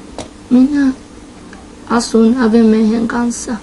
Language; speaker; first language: Finnish; non-native, learner; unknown